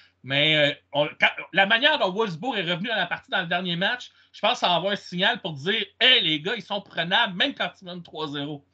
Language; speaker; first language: French; native; French